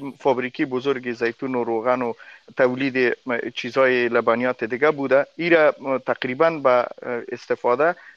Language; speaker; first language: Persian; non-native, local second language; Pashto